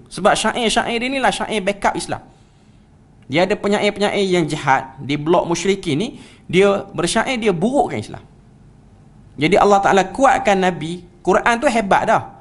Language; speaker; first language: Malay; native; Malay